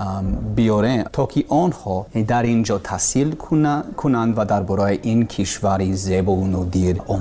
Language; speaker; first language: Persian; non-native, learner; English